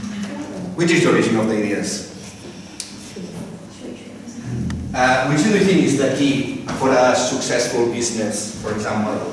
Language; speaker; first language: English; non-native, fluent; Catalan